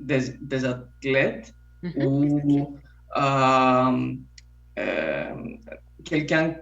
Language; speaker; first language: French; non-native, fluent; Polish